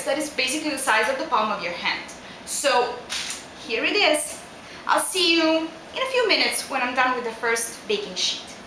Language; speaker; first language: English; non-native, fluent; Italian